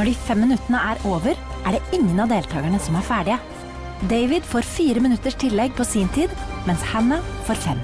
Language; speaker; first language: Norwegian; native; Norwegian